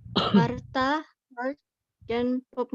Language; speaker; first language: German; non-native, learner; Indonesian